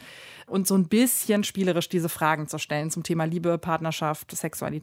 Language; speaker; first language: German; native; German